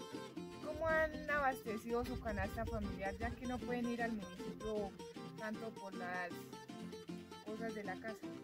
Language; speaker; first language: Spanish; native; Spanish